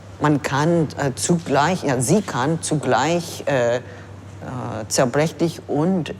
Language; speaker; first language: German; non-native, fluent; English